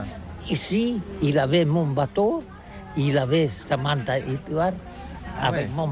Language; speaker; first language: French; non-native, learner; Catalan